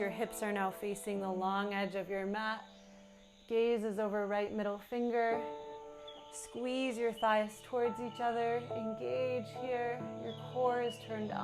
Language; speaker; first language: English; native; English